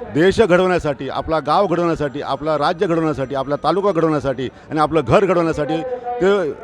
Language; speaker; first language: Marathi; native; Marathi